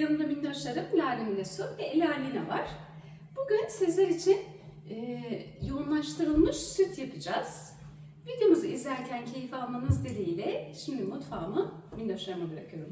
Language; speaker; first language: Turkish; native; Turkish